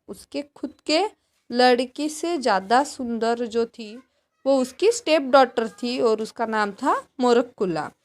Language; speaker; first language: Hindi; non-native, local second language; Marathi